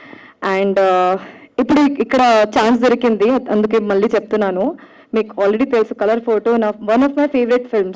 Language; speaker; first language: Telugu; non-native, fluent; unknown